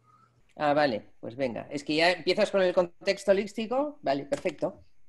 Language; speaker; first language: Spanish; native; Spanish